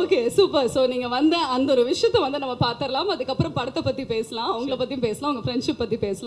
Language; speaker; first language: Tamil; native; Tamil